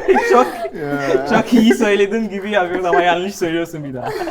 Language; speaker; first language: Turkish; non-native, fluent; French